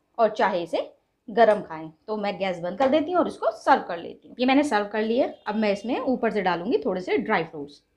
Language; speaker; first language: Hindi; native; Hindi